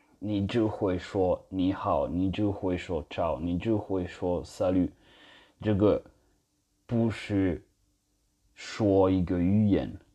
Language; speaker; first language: Chinese; non-native, learner; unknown